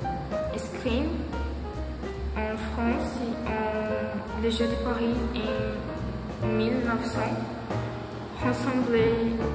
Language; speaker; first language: French; non-native, learner; Portuguese